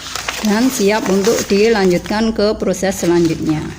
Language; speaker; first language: Indonesian; native; Indonesian